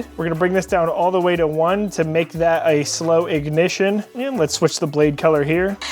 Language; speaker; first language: English; native; English